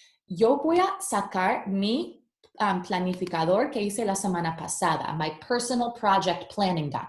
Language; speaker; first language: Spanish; early bilingual, heritage; Spanish